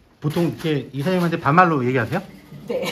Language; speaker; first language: Korean; native; Korean